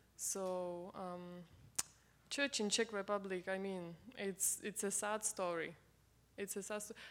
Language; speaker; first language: English; non-native, fluent; Czech